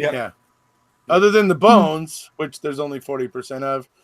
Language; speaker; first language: English; native; English